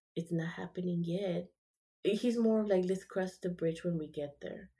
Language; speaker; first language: English; early bilingual, other home language; Spanish